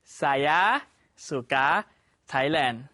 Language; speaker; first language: Indonesian; non-native, fluent; Thai